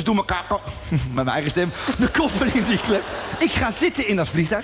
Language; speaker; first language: Dutch; native; Dutch